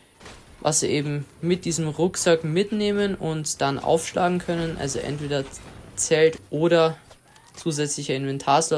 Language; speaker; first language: German; native; German